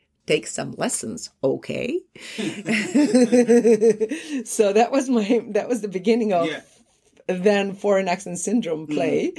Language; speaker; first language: English; non-native, fluent; Croatian